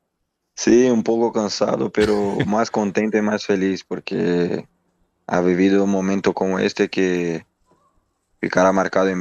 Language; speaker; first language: Spanish; non-native, learner; Portuguese